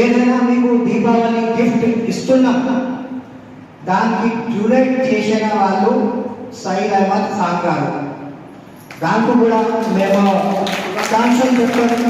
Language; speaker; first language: Telugu; non-native, local second language; Urdu